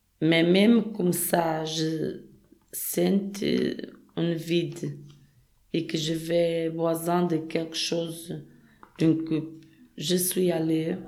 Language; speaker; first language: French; non-native, learner; Portuguese